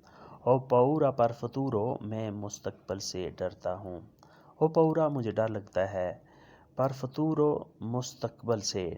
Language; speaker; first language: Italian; non-native, learner; Urdu